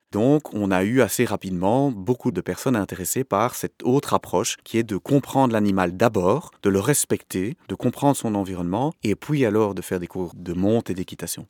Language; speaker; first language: French; native; French